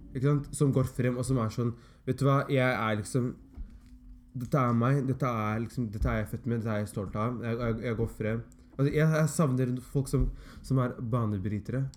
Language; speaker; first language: Norwegian; early bilingual, other home language; Somali